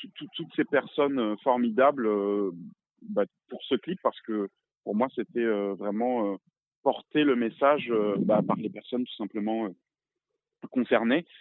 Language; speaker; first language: French; native; French